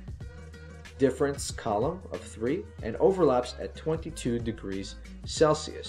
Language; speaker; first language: English; native; English